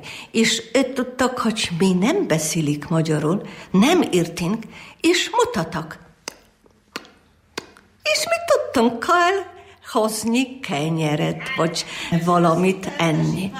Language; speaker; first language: Hungarian; non-native, learner; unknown